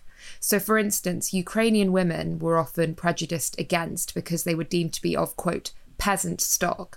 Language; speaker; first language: English; native; English